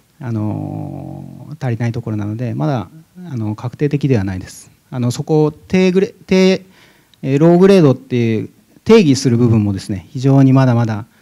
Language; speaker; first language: Japanese; native; Japanese